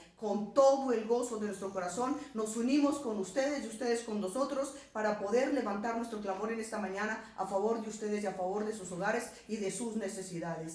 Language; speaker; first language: Spanish; native; Spanish